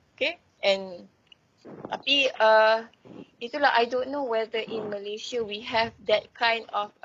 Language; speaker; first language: English; non-native, local second language; Malay